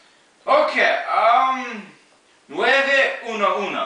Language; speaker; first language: Spanish; non-native, learner; English